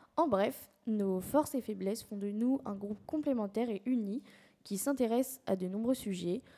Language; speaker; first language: French; native; French